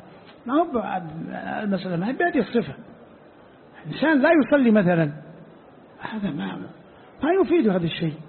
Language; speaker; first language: Arabic; native; Arabic